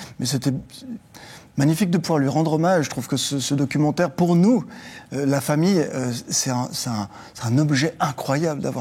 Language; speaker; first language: French; native; French